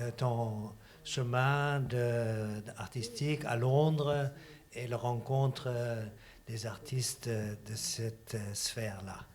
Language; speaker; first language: French; non-native, fluent; German